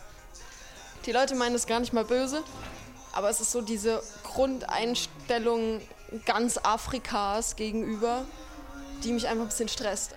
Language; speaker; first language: German; native; German